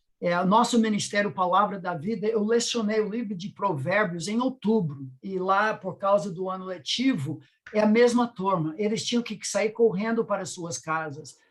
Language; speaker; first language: Portuguese; non-native, fluent; English